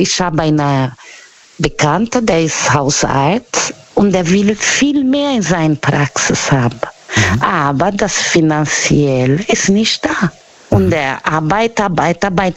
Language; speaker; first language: German; non-native, fluent; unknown